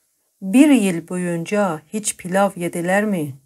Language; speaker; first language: Turkish; non-native, fluent; Persian